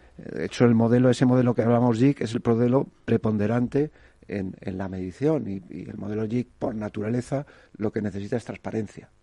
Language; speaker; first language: Spanish; native; Spanish